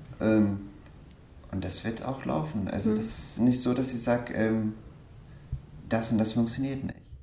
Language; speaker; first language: German; non-native, fluent; Persian